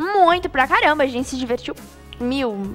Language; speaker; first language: Portuguese; native; Portuguese